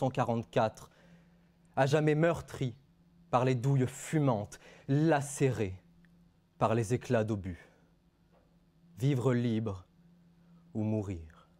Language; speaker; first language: French; native; French